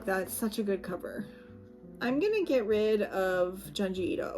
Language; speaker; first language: English; native; English